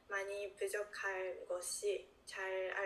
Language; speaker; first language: Korean; non-native, learner; Japanese